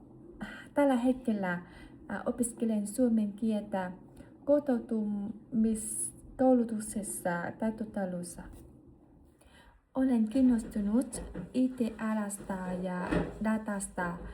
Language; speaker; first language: Finnish; non-native, learner; Vietnamese